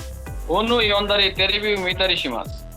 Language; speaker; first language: Japanese; non-native, learner; Bangla